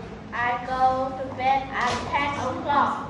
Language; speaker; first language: English; non-native, learner; Vietnamese